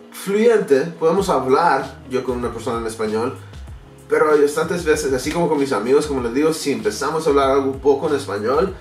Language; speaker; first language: Spanish; non-native, learner; English